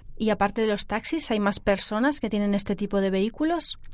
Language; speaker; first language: Spanish; native; Spanish